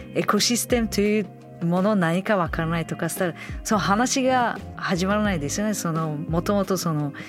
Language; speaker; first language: Japanese; non-native, fluent; Uzbek